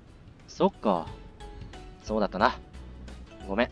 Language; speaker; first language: Japanese; native; Japanese